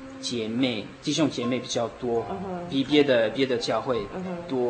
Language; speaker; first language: Chinese; non-native, learner; French